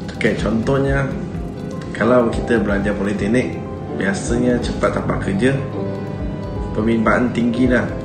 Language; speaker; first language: Malay; non-native, local second language; Chinese